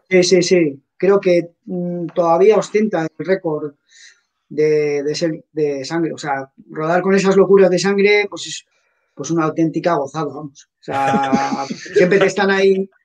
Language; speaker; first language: Spanish; native; Spanish